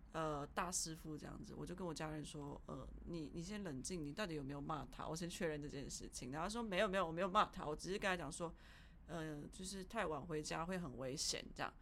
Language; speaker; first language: Chinese; early bilingual, heritage; Chinese